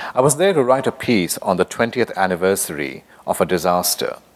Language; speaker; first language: English; non-native, local second language; Bangla